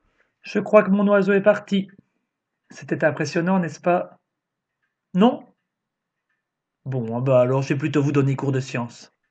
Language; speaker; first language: French; native; French